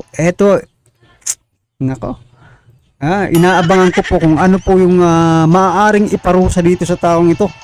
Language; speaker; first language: Filipino; native; Filipino